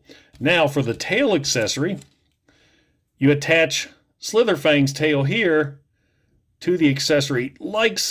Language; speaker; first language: English; native; English